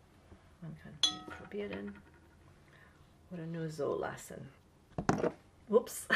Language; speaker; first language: German; non-native, fluent; English